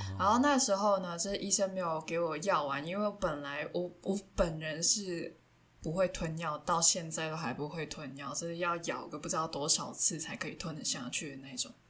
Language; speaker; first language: Chinese; non-native, local second language; Cantonese